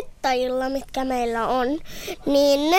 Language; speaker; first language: Finnish; early bilingual, heritage; Finnish